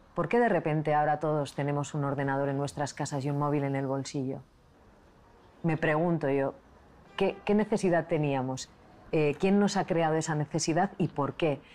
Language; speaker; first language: Spanish; non-native, local second language; Basque